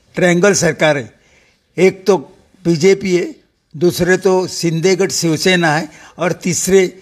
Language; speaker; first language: Hindi; non-native, local second language; Marathi